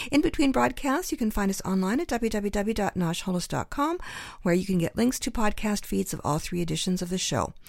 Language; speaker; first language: English; native; English